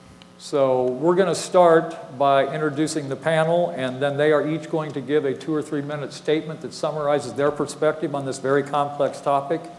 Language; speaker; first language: English; native; English